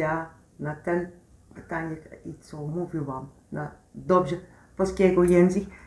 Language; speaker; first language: Polish; non-native, learner; Dutch